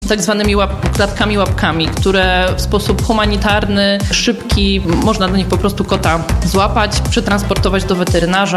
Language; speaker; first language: Polish; native; Polish